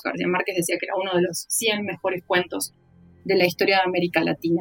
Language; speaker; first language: Spanish; native; Spanish